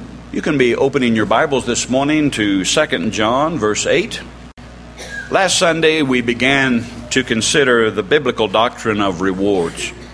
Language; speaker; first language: English; native; English